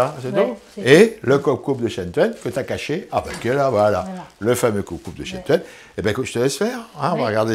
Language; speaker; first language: French; native; French